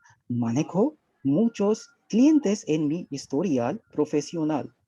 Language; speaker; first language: Spanish; non-native, learner; Hindi